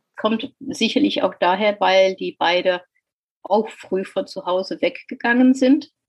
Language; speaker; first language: German; non-native, fluent; English